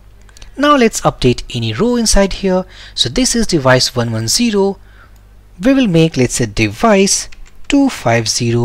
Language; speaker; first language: English; non-native, local second language; Hindi